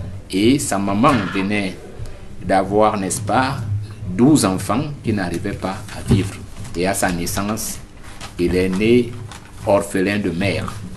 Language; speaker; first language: French; native; French